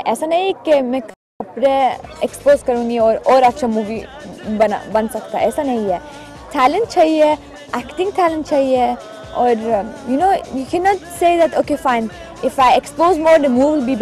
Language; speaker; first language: Hindi; non-native, learner; Persian